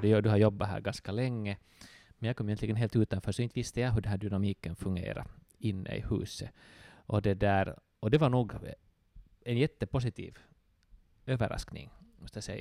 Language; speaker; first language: Swedish; native; Swedish